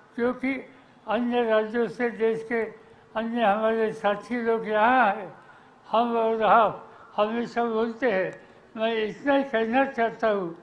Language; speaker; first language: Hindi; non-native, local second language; Marathi